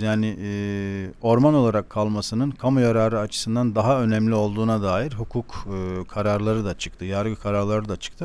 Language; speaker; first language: Turkish; native; Turkish